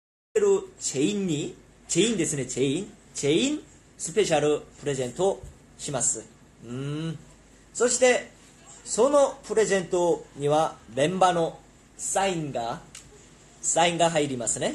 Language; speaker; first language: Japanese; non-native, learner; Korean